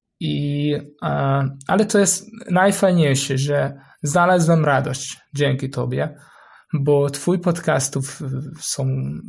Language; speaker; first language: Polish; non-native, learner; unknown